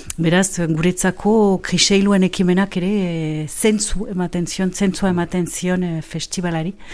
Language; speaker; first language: Basque; native; Basque